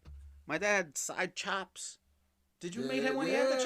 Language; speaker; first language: English; native; English